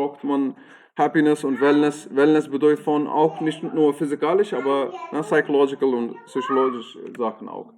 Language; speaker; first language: German; non-native, fluent; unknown